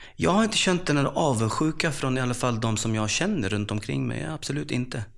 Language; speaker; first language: Swedish; early bilingual, other home language; Arabic